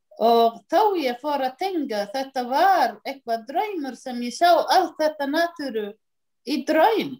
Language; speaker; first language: Icelandic; non-native, learner; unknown